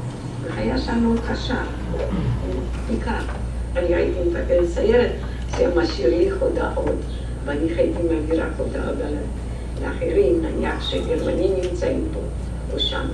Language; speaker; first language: Hebrew; non-native, fluent; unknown